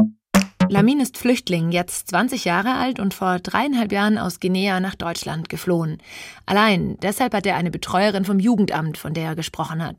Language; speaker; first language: German; native; German